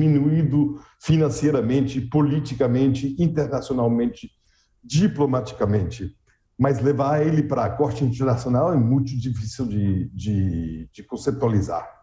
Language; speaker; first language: Portuguese; non-native, fluent; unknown